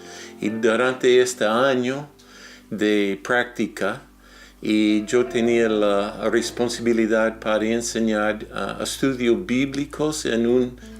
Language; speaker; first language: Spanish; non-native, fluent; English